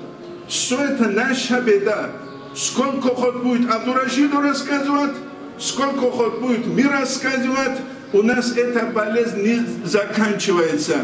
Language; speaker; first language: Russian; non-native, local second language; Avaric